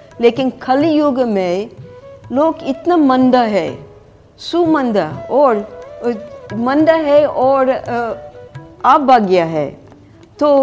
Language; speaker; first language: Hindi; non-native, fluent; English